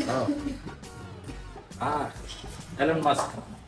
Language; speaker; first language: English; non-native, learner; Tamil